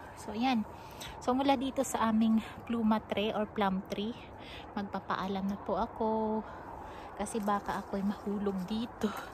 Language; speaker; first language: Filipino; non-native, local second language; Cebuano